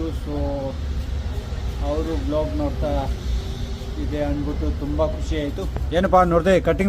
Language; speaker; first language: Kannada; non-native, learner; Ladakhi